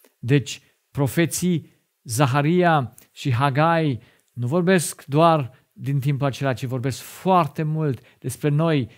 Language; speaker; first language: Romanian; non-native, fluent; German